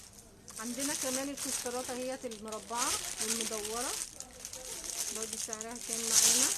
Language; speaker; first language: Arabic; native; Arabic